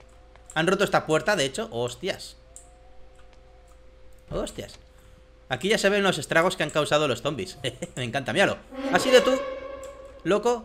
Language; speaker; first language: Spanish; native; Spanish